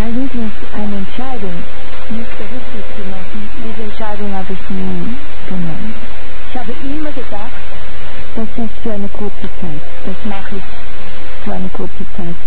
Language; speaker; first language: German; non-native, fluent; Portuguese